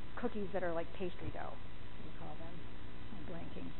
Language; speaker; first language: English; native; English